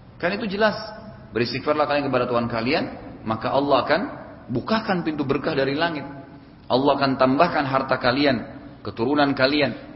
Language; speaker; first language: Indonesian; native; Indonesian